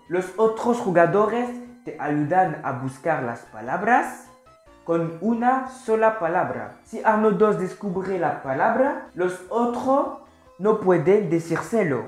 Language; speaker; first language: Spanish; non-native, learner; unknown